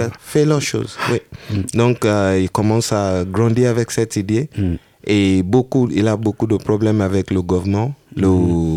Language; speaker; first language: French; non-native, learner; Yoruba